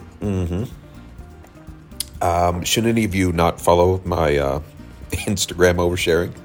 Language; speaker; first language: English; native; English